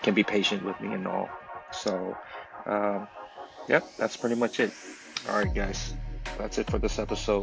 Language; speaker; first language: English; early bilingual, other home language; Chinese